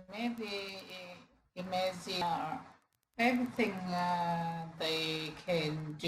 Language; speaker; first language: English; non-native, learner; Vietnamese